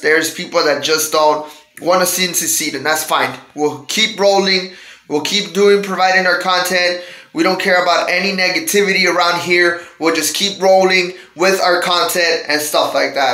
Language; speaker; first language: English; early bilingual, other home language; Spanish